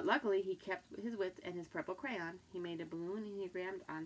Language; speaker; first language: English; native; English